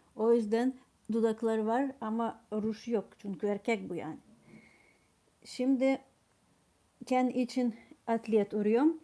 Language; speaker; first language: Turkish; non-native, fluent; Ukrainian